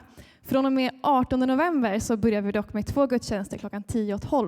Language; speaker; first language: Swedish; native; Swedish